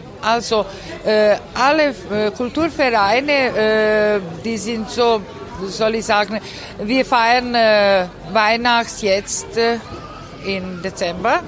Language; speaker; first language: German; non-native, learner; Croatian